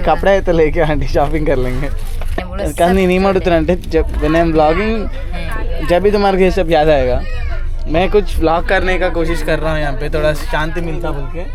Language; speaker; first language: Hindi; non-native, local second language; Telugu